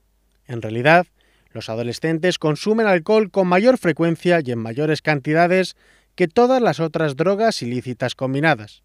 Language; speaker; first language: Spanish; native; Spanish